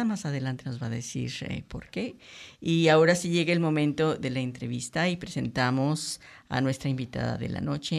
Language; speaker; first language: Spanish; native; Spanish